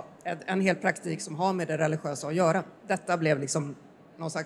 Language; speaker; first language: Swedish; native; Swedish